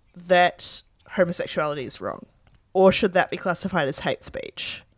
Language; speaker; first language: English; native; English